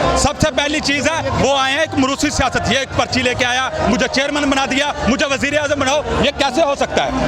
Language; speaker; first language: Urdu; non-native, local second language; Punjabi